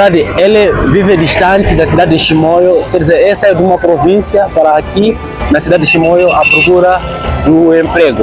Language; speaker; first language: Portuguese; non-native, local second language; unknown